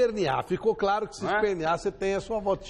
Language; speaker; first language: Portuguese; native; Portuguese